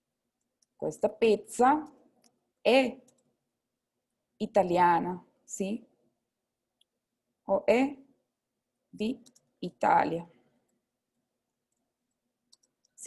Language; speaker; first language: Italian; non-native, fluent; Spanish